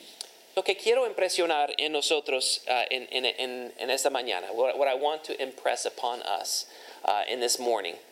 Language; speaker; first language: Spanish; non-native, fluent; English